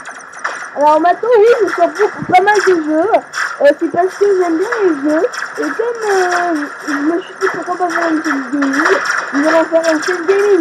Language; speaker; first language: French; native; French